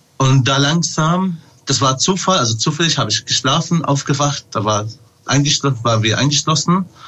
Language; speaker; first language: German; non-native, fluent; Arabic